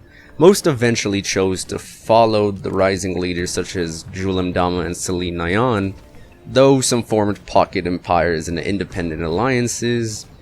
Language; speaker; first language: English; native; English